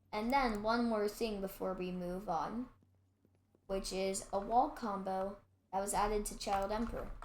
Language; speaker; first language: English; native; English